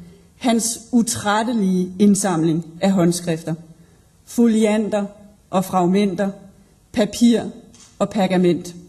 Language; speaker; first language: Danish; native; Danish